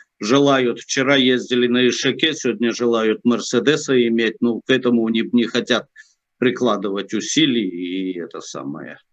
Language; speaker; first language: Russian; native; Russian